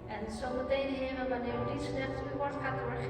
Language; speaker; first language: Dutch; non-native, fluent; Indonesian